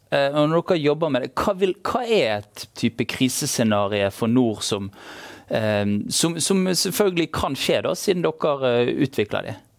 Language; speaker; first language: Norwegian; native; Norwegian